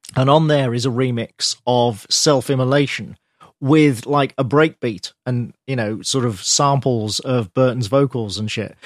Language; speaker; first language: English; native; English